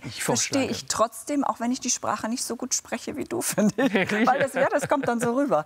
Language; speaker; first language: German; native; German